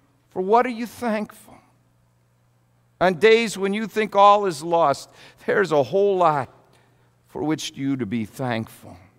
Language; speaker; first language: English; native; English